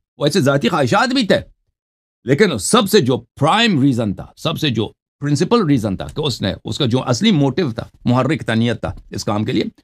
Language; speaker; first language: Urdu; non-native, local second language; Balti